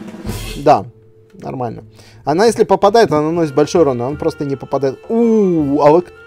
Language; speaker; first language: Russian; native; Russian